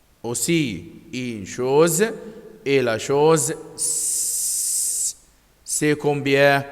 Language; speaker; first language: French; non-native, fluent; Arabic